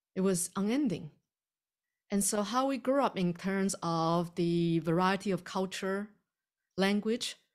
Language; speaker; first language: English; early bilingual, other home language; Chinese